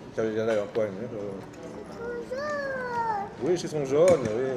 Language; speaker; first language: French; early bilingual, other home language; Lao